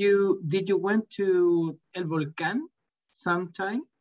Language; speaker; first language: English; non-native, learner; Spanish